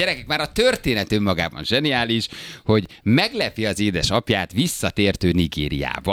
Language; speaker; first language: Hungarian; native; Hungarian